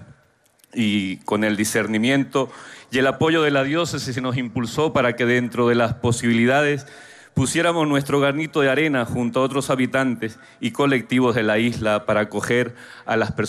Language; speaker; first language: Spanish; native; Spanish